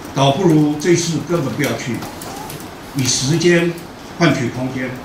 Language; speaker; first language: Chinese; native; Chinese